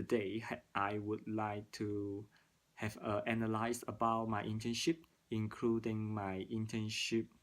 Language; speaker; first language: English; non-native, learner; Cantonese